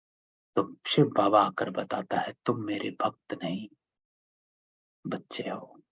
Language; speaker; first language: Hindi; native; Hindi